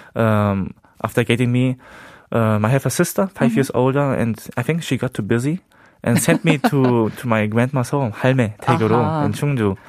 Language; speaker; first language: English; early bilingual, heritage; Korean